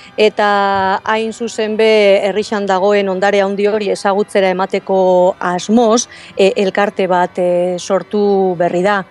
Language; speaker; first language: Basque; native; Basque